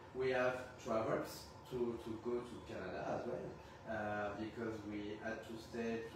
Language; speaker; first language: English; non-native, fluent; French